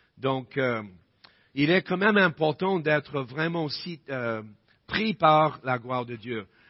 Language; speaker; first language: French; non-native, fluent; English